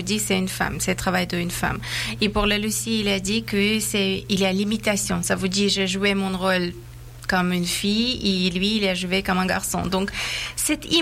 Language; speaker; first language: French; non-native, fluent; Persian